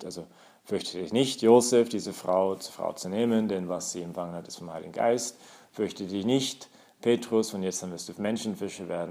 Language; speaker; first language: German; native; German